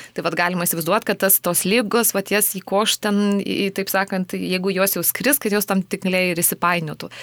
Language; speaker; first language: Lithuanian; native; Lithuanian